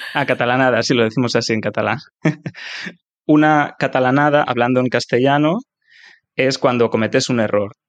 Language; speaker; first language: Spanish; native; Spanish